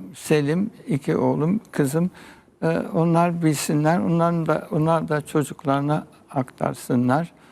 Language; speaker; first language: Turkish; early bilingual, heritage; Arabic